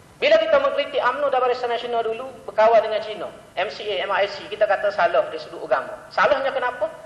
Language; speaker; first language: Malay; native; Malay